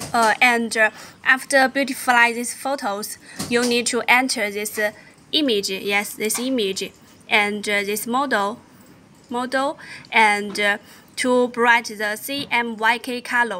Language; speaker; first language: English; non-native, learner; Chinese